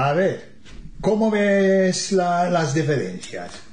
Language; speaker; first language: Spanish; non-native, fluent; English